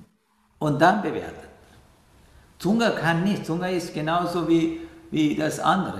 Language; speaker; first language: German; non-native, fluent; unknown